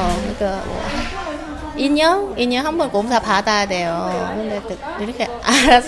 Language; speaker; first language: Korean; non-native, learner; Vietnamese